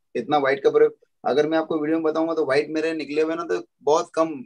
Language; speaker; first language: Hindi; native; Hindi